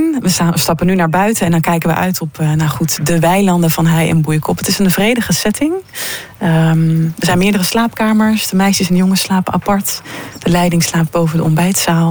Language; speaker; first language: Dutch; native; Dutch